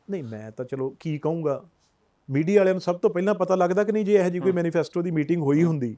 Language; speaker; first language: Punjabi; native; Punjabi